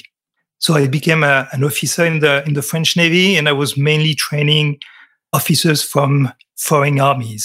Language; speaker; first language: English; non-native, fluent; French